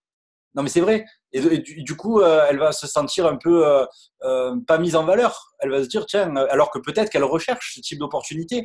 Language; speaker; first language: French; native; French